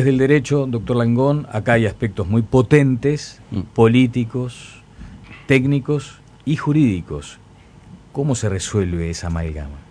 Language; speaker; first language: Spanish; native; Spanish